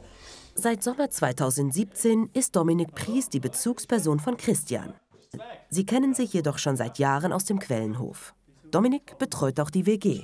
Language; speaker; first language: German; native; German